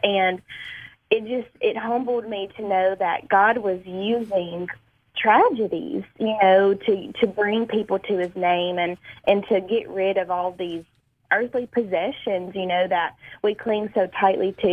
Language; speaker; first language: English; native; English